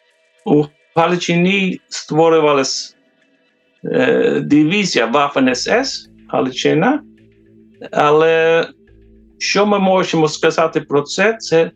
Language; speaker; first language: Ukrainian; non-native, fluent; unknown